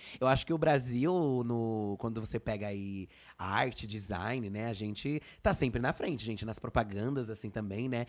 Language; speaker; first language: Portuguese; native; Portuguese